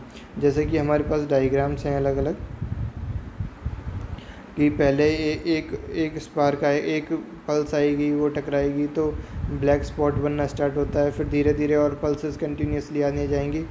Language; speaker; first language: Hindi; native; Hindi